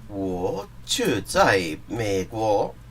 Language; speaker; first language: Chinese; non-native, learner; English